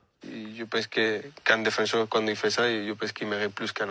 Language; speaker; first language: French; non-native, fluent; Spanish